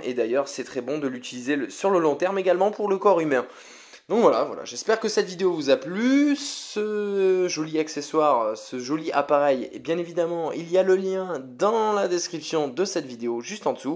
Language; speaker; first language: French; native; French